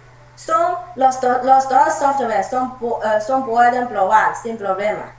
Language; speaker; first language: Spanish; non-native, learner; Chinese